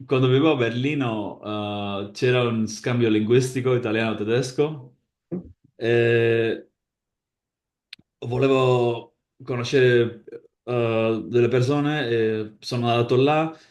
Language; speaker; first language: Italian; non-native, learner; Spanish